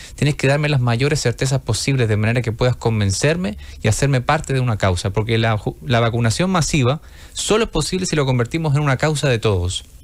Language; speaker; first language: Spanish; native; Spanish